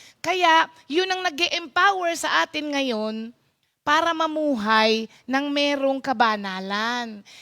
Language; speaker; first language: Filipino; non-native, local second language; Pampanga